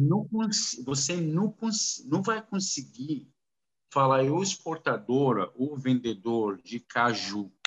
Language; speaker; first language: Portuguese; non-native, learner; Arabic